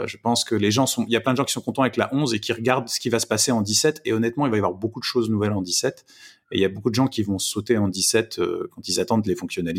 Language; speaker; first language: French; native; French